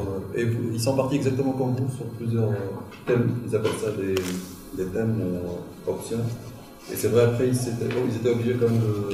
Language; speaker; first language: French; non-native, local second language; Arabic